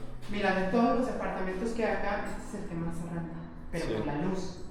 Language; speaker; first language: Spanish; native; Spanish